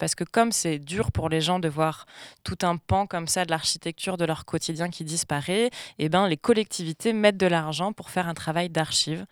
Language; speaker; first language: French; native; French